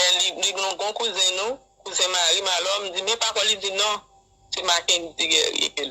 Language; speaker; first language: Haitian Creole; native; Haitian Creole